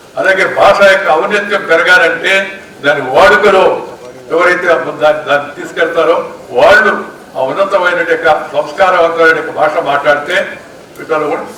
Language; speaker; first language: Telugu; native; Telugu